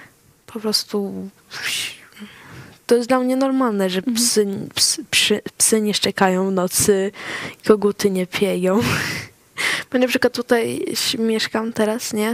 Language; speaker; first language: Polish; early bilingual, heritage; Swedish